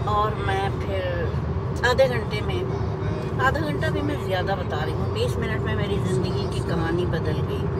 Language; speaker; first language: Urdu; native; Urdu